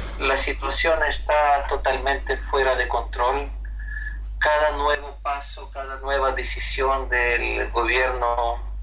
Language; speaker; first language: Spanish; non-native, fluent; Ukrainian